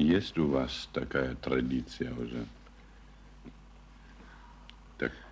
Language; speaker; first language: Russian; non-native, learner; German